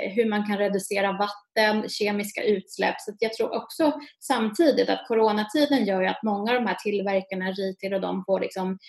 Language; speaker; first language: Swedish; native; Swedish